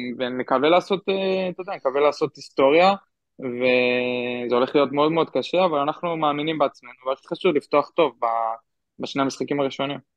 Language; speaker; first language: Hebrew; native; Hebrew